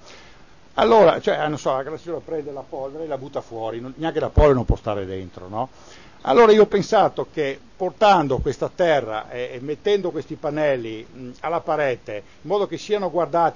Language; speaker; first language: Italian; native; Italian